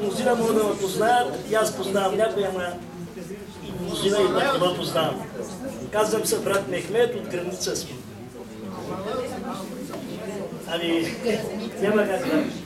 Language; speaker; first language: Bulgarian; non-native, local second language; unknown